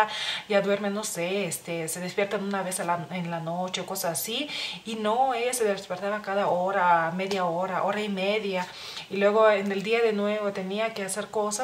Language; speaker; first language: Spanish; non-native, fluent; Lithuanian